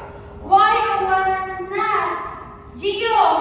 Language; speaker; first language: English; non-native, local second language; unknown